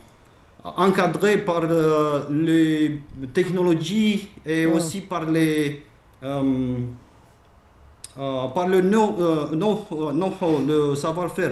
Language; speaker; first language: French; non-native, fluent; Romanian